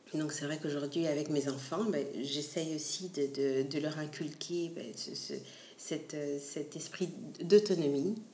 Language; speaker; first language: French; native; French